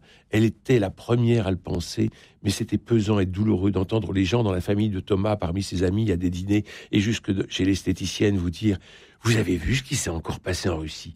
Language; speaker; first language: French; native; French